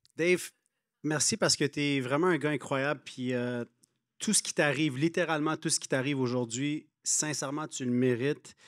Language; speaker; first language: French; native; French